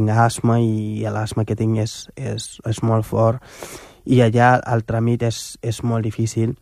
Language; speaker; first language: Catalan; non-native, fluent; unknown